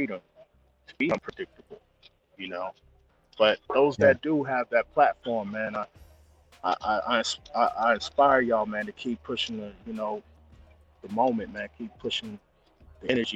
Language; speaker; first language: English; native; English